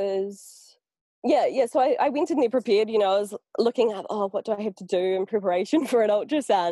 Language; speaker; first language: English; native; English